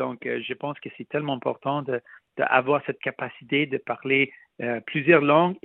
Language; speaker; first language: French; non-native, local second language; Punjabi